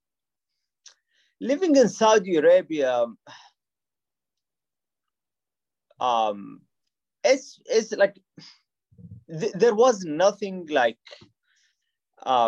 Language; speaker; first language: English; non-native, fluent; Arabic